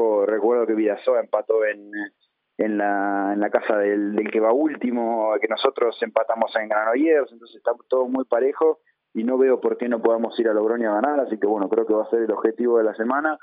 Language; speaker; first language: Spanish; native; Spanish